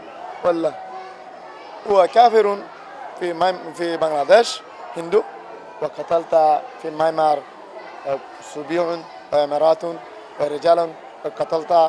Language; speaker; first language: Arabic; non-native, learner; Rohingya